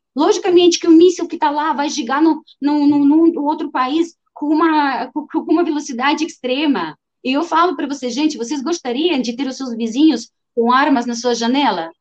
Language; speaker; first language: Portuguese; non-native, fluent; Russian